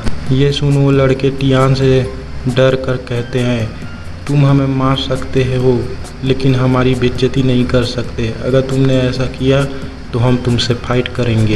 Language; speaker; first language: Hindi; native; Hindi